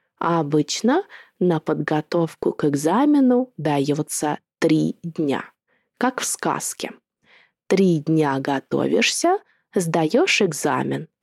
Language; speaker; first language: Russian; native; Russian